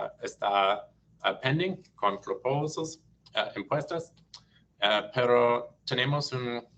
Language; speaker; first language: Spanish; non-native, learner; English